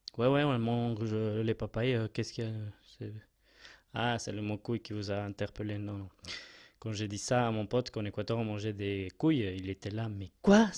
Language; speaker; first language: French; non-native, fluent; Spanish